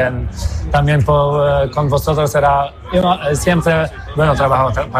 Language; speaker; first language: Spanish; non-native, fluent; Polish